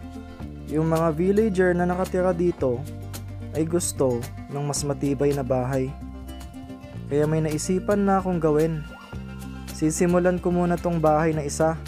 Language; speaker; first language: Filipino; native; Filipino